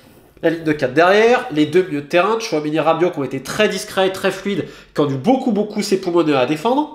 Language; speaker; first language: French; native; French